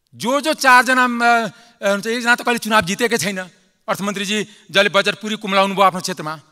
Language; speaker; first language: Nepali; non-native, local second language; Maithili